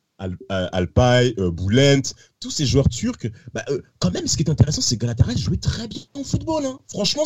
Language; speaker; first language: French; native; French